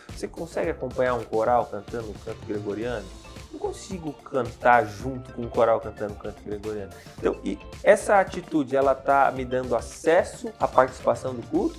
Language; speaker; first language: Portuguese; native; Portuguese